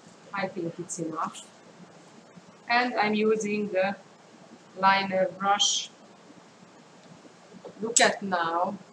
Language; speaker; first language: English; non-native, fluent; Hungarian